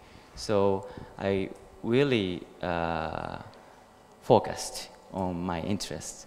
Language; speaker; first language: English; non-native, learner; Japanese